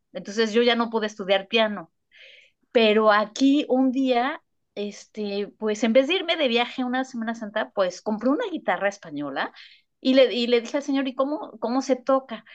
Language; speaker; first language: Spanish; native; Spanish